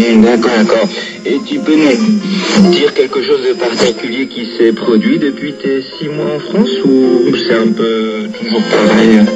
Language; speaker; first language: French; native; French